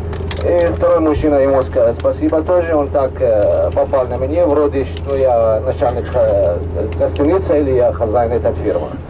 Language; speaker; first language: Russian; non-native, learner; Arabic